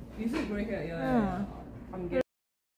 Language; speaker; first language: English; non-native, learner; Japanese